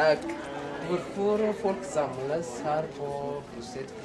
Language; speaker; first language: Norwegian; non-native, learner; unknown